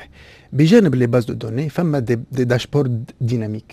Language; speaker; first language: Arabic; native; Arabic